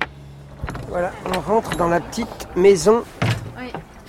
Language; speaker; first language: French; native; French